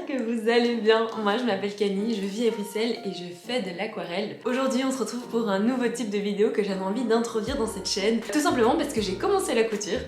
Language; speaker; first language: French; native; French